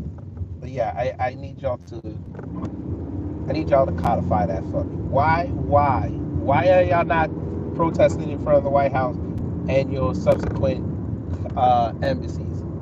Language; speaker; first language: English; native; English